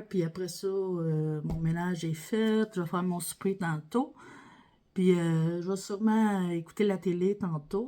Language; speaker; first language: French; native; French